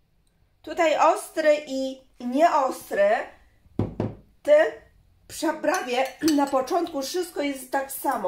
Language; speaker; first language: Polish; non-native, learner; Chinese